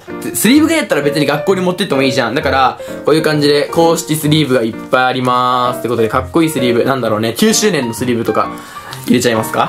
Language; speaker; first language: Japanese; native; Japanese